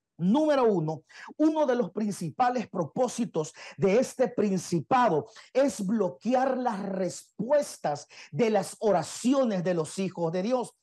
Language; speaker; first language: Spanish; native; Spanish